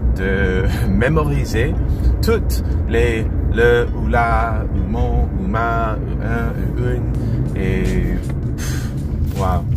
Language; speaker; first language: French; non-native, learner; English